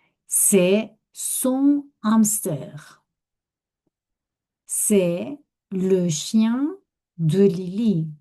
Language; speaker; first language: French; non-native, fluent; Spanish